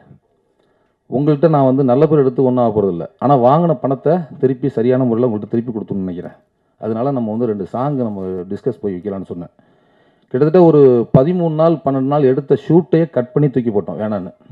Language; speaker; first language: Tamil; native; Tamil